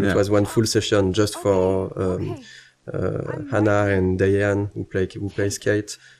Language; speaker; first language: English; non-native, fluent; French